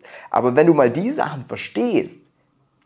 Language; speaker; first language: German; native; German